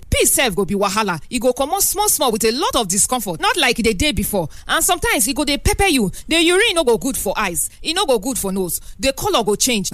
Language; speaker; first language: Nigerian Pidgin; native; Nigerian Pidgin